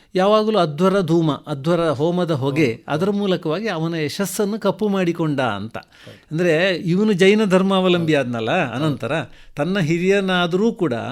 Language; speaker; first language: Kannada; native; Kannada